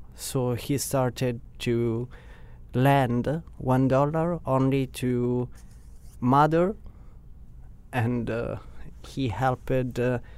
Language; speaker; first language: English; non-native, learner; Italian